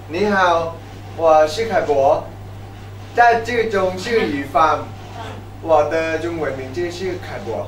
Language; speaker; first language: Chinese; non-native, learner; Thai